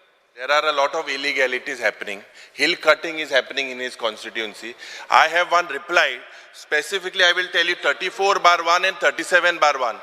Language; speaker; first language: English; non-native, local second language; Konkani